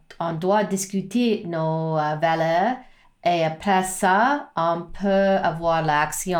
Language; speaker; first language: French; non-native, learner; English